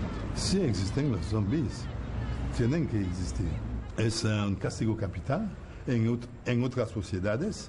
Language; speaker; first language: Spanish; non-native, fluent; Haitian Creole